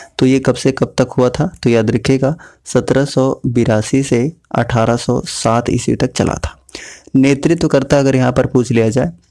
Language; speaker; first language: Hindi; native; Hindi